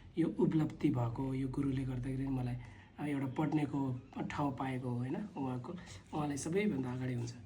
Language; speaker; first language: Nepali; non-native, local second language; Sherpa